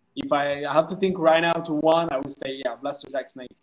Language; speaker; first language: English; non-native, fluent; French